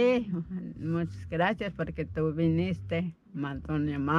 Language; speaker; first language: Spanish; non-native, local second language; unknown